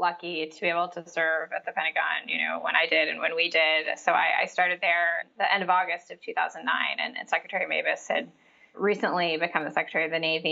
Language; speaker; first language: English; native; English